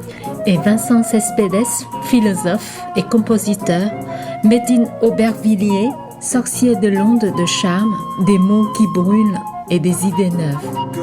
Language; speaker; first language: French; non-native, fluent; Vietnamese